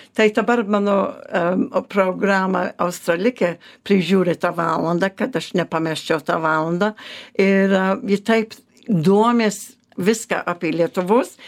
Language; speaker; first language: Lithuanian; early bilingual, heritage; Lithuanian